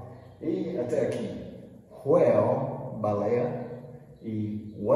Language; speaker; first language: Portuguese; non-native, fluent; English